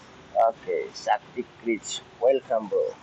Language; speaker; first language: English; non-native, learner; Nepali